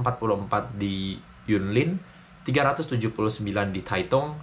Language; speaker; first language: Indonesian; native; Indonesian